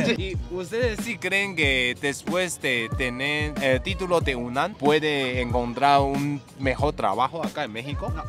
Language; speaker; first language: Spanish; non-native, fluent; Chinese